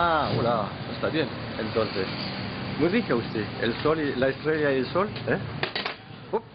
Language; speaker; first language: Spanish; non-native, learner; French